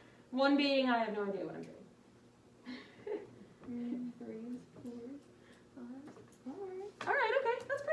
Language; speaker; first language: English; native; English